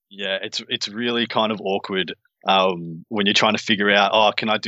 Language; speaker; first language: English; native; English